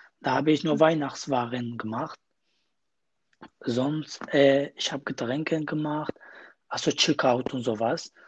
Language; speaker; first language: German; non-native, learner; Kurdish